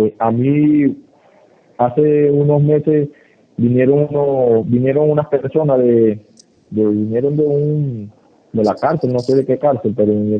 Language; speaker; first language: Spanish; native; Spanish